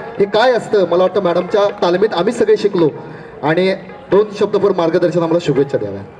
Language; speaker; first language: Marathi; native; Marathi